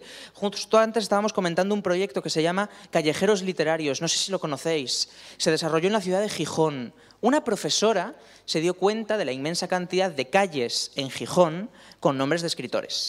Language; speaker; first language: Spanish; native; Spanish